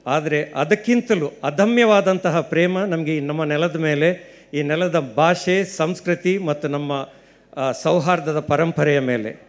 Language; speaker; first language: Kannada; non-native, local second language; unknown